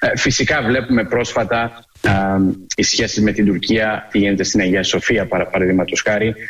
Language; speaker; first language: Greek; early bilingual, heritage; Greek